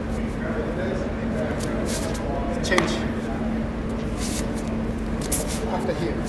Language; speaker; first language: English; non-native, learner; Spanish